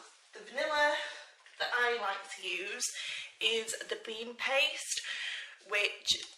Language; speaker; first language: English; native; English